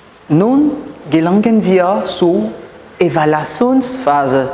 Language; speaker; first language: German; non-native, fluent; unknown